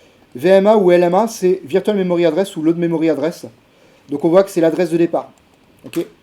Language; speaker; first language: French; native; French